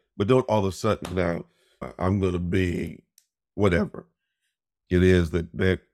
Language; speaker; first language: English; native; English